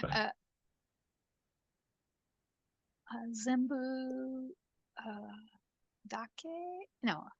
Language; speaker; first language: Japanese; non-native, learner; English